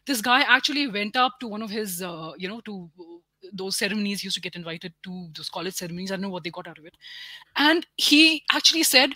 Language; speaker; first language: English; non-native, local second language; Hindi